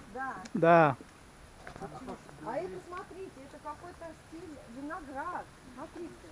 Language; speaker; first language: Russian; native; Russian